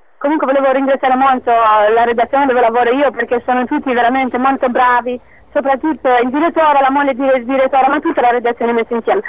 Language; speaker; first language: Italian; non-native, fluent; Albanian